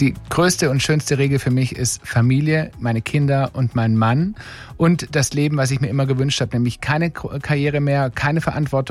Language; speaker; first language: German; native; German